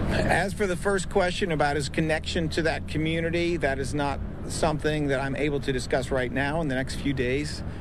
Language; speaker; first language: English; native; English